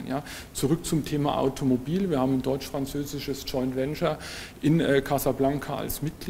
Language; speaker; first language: German; native; German